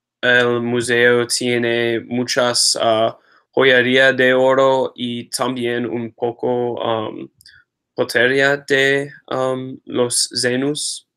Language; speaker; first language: Spanish; non-native, learner; English